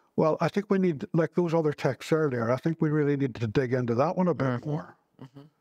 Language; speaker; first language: English; native; English